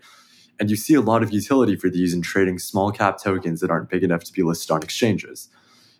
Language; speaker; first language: English; native; English